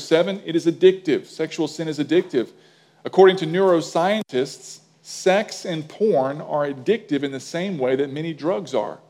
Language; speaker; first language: English; native; English